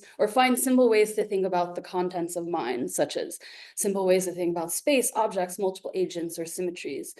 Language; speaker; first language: English; native; English